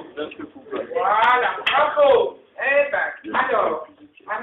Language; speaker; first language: French; native; French